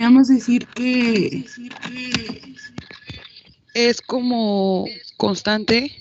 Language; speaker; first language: Spanish; native; Spanish